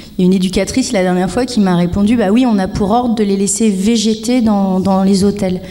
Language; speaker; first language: French; native; French